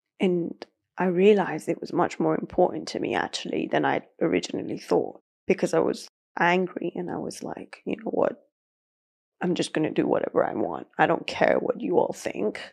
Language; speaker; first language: English; early bilingual, other home language; Persian